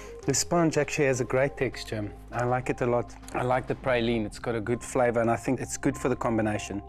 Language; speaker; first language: English; non-native, local second language; Afrikaans